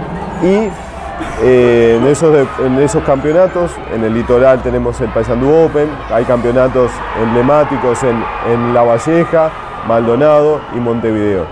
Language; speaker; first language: Spanish; native; Spanish